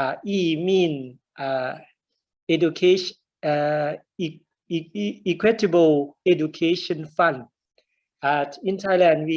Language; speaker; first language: English; non-native, learner; Thai